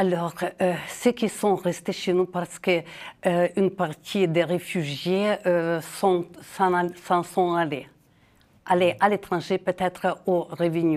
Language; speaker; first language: French; non-native, fluent; Ukrainian